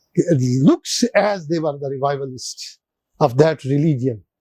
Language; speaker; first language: English; non-native, local second language; Urdu